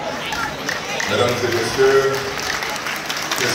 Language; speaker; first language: French; non-native, local second language; Wolof